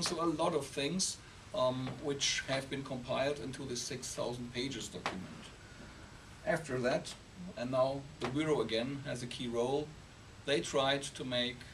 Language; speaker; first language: English; non-native, fluent; German